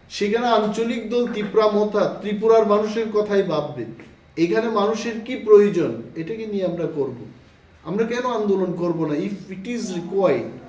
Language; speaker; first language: Bangla; non-native, local second language; Kok Borok